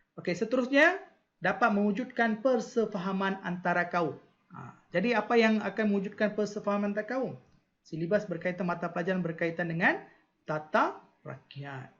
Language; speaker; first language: Malay; non-native, local second language; Tamil